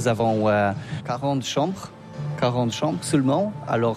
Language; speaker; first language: French; non-native, learner; Polish